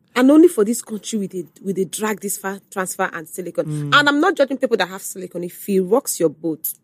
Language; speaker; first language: English; non-native, local second language; Igbo